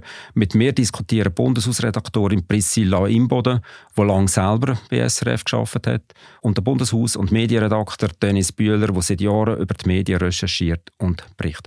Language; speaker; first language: German; native; German